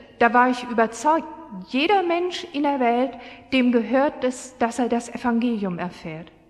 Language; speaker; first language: German; native; German